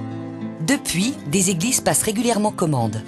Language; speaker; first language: French; native; French